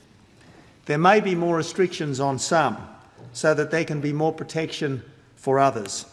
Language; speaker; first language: English; native; English